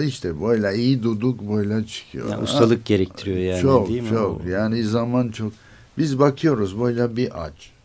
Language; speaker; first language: Turkish; non-native, learner; Armenian